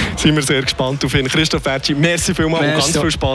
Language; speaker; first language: German; native; German